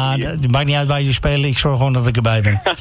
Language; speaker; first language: Dutch; native; Dutch